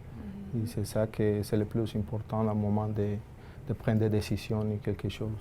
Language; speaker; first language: French; non-native, fluent; Spanish